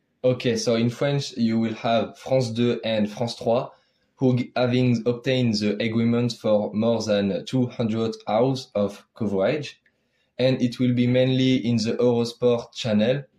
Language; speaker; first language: English; non-native, learner; French